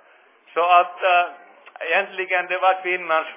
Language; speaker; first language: Swedish; non-native, fluent; Finnish